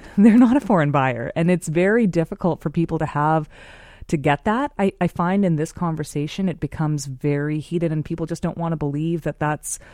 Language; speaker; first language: English; native; English